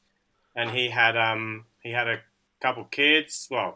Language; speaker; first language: English; native; English